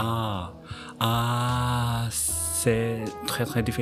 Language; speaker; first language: French; non-native, learner; Japanese